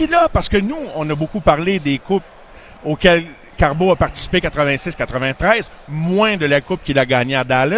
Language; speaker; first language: French; native; French